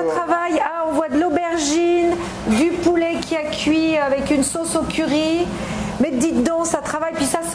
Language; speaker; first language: French; native; French